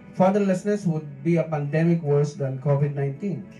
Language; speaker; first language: English; non-native, local second language; Filipino